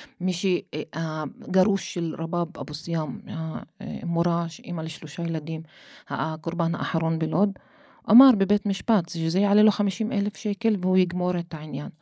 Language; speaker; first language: Hebrew; non-native, local second language; Arabic